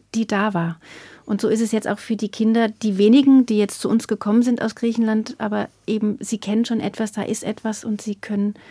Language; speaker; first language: German; native; German